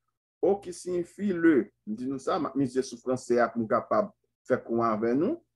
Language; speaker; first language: French; non-native, local second language; Haitian Creole